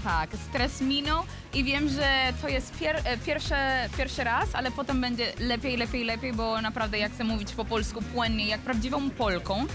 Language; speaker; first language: Polish; non-native, learner; Spanish